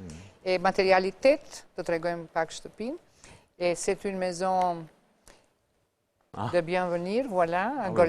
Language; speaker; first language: French; non-native, fluent; Albanian